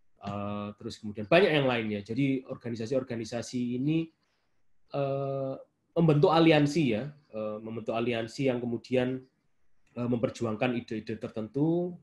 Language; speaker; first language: Indonesian; native; Indonesian